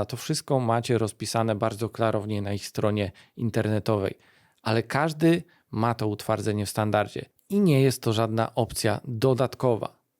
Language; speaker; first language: Polish; native; Polish